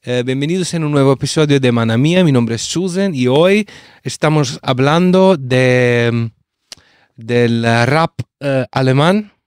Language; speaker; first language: Spanish; non-native, fluent; German